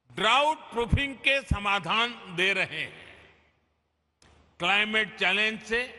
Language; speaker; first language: Hindi; non-native, local second language; Gujarati